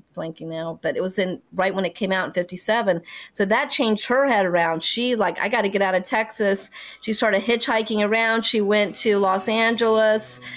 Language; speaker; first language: English; native; English